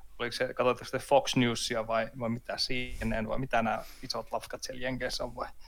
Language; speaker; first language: Finnish; native; Finnish